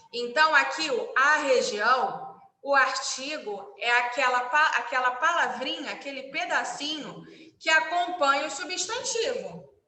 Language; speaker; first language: Portuguese; native; Portuguese